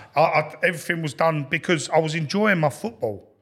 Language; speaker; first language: English; native; English